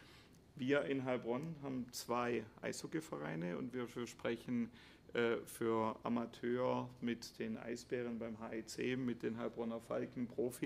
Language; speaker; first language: German; native; German